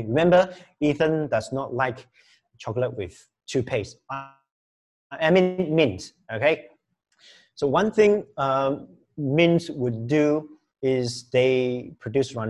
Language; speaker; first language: English; non-native, local second language; Chinese